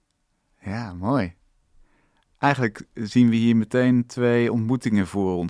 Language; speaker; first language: Dutch; native; Dutch